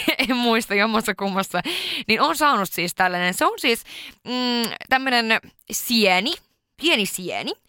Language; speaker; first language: Finnish; early bilingual, heritage; Finnish